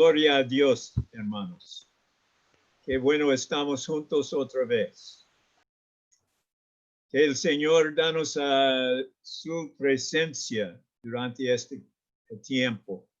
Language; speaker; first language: Spanish; non-native, learner; English